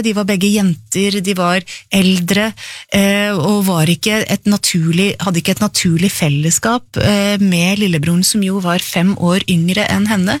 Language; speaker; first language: Norwegian; native; Norwegian